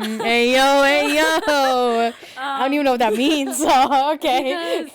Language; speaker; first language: English; native; English